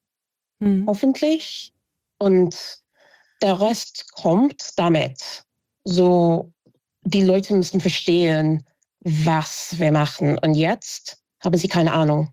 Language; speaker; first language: German; non-native, fluent; English